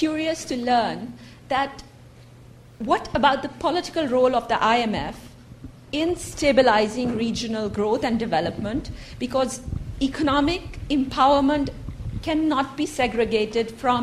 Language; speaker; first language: English; non-native, local second language; Urdu